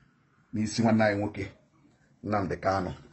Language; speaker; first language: Igbo; native; Igbo